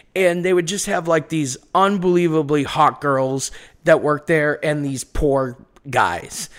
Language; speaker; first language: English; native; English